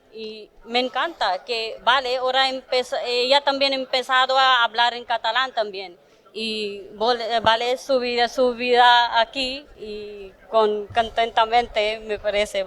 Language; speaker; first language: Spanish; non-native, learner; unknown